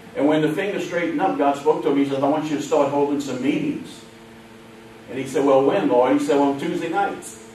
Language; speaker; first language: English; native; English